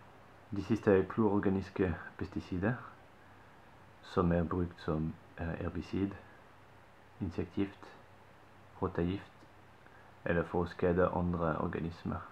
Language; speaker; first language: Norwegian; non-native, fluent; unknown